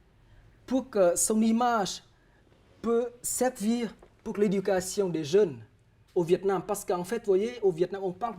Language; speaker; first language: French; non-native, fluent; Vietnamese